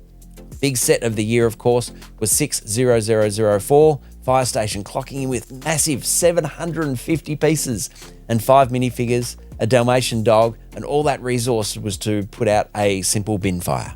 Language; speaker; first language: English; native; English